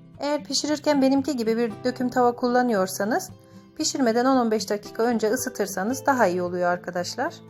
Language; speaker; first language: Turkish; native; Turkish